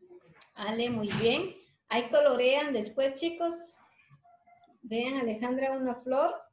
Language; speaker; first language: Spanish; native; Spanish